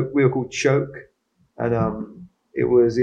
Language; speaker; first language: English; native; English